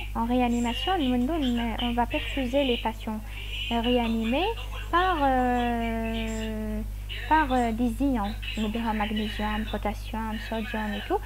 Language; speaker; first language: French; non-native, local second language; Arabic